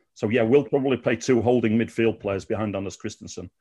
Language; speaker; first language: English; native; English